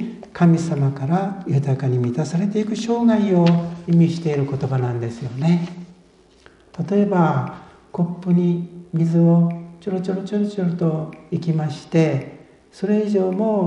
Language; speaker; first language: Japanese; native; Japanese